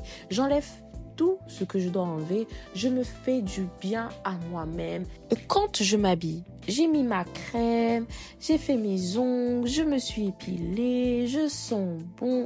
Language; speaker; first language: French; native; French